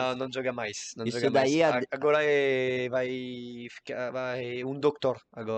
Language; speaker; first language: Portuguese; non-native, learner; French